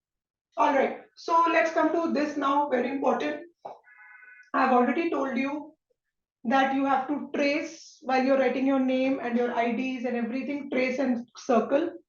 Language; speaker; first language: English; non-native, local second language; Hindi